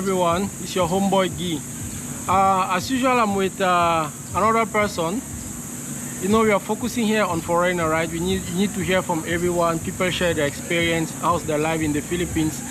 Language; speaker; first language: English; non-native, learner; French